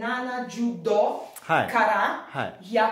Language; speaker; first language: Japanese; non-native, learner; Italian